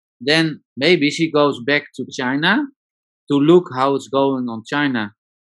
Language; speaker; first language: English; non-native, learner; Dutch